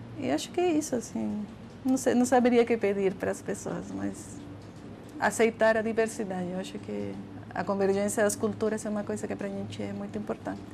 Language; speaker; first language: Portuguese; non-native, fluent; Spanish